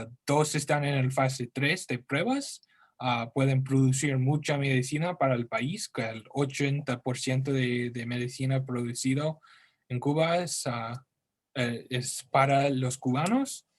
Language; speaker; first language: Spanish; non-native, learner; English